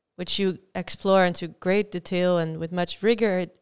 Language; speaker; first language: English; non-native, fluent; Dutch